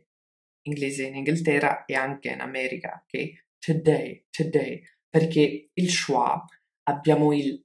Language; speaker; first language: Italian; non-native, fluent; English